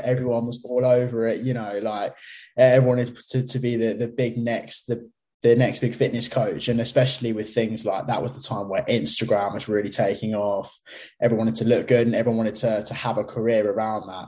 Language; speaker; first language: English; native; English